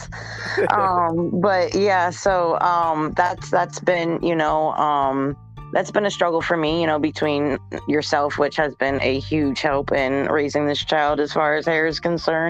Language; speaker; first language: English; native; English